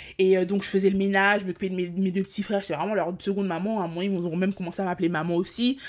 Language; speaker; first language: French; early bilingual, other home language; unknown